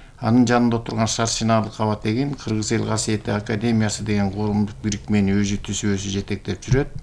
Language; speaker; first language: Kyrgyz; native; Kyrgyz